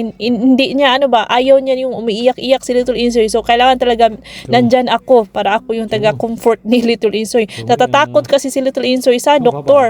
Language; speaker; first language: Filipino; non-native, local second language; Cebuano